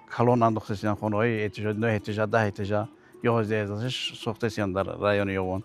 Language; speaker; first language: Tajik; native; Tajik